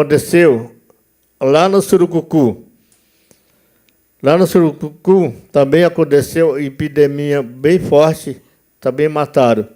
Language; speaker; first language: Portuguese; non-native, local second language; Yanomámi